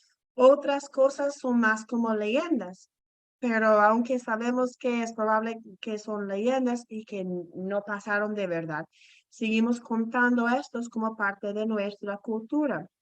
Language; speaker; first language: Spanish; non-native, fluent; English